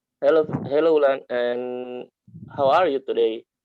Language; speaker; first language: English; non-native, learner; Indonesian